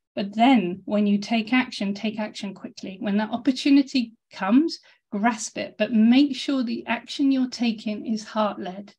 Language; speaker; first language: English; native; English